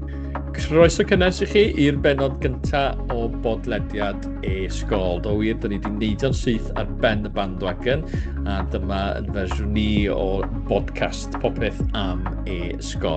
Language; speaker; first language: Welsh; native; Welsh